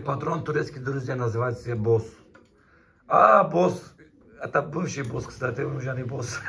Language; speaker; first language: Russian; non-native, learner; Turkish